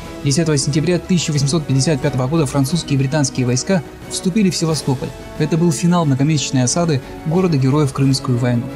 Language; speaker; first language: Russian; native; Russian